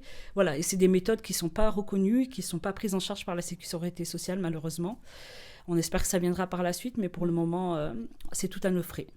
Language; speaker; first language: French; native; French